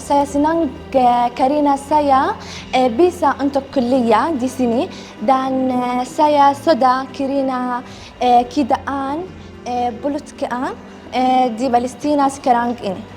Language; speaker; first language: Indonesian; non-native, learner; Arabic